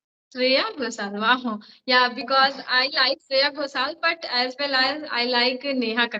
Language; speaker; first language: English; non-native, learner; Hindi